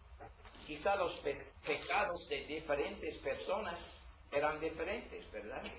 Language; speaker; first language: Spanish; non-native, learner; English